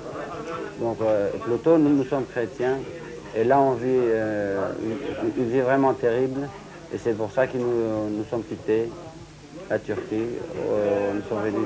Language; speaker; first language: French; non-native, learner; Syriac